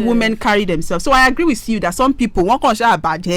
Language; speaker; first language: English; non-native, local second language; Yoruba